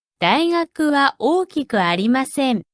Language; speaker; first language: Japanese; non-native, fluent; Korean